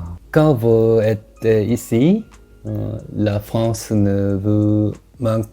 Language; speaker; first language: French; non-native, learner; Korean